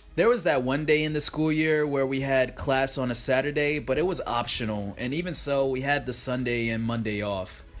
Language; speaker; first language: English; early bilingual, other home language; Japanese